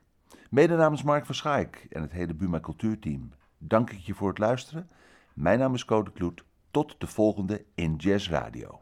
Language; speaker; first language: Dutch; native; Dutch